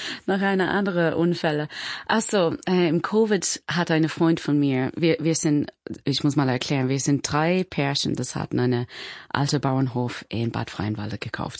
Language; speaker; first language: German; non-native, fluent; English